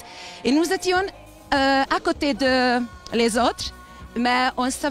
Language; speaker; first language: French; non-native, learner; Hungarian